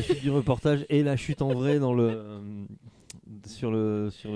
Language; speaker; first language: French; native; French